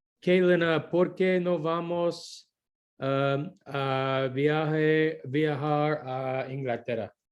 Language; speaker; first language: Spanish; non-native, learner; English